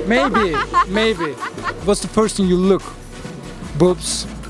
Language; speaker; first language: English; non-native, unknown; Turkish